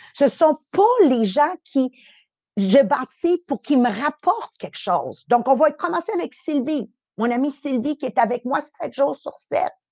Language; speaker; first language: French; early bilingual, other home language; Italian